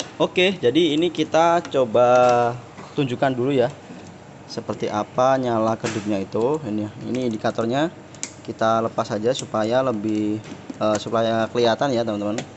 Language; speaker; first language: Indonesian; non-native, local second language; Javanese